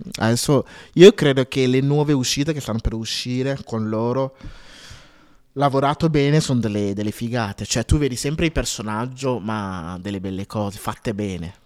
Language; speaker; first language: Italian; early bilingual, other home language; Akan